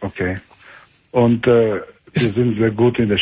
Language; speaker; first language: German; early bilingual, other home language; Albanian